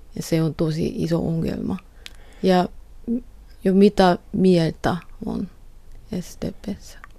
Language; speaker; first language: Finnish; non-native, learner; Korean